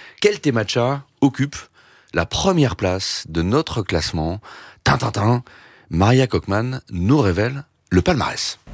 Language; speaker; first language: French; native; French